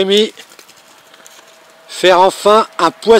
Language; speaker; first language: French; native; French